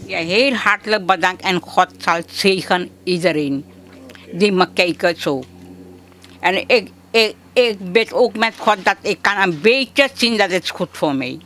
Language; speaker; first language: Dutch; non-native, local second language; Caribbean Hindustani